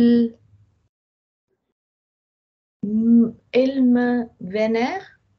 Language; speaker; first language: French; non-native, fluent; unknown